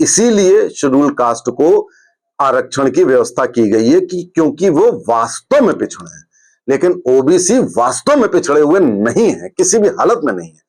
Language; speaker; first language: Hindi; native; Hindi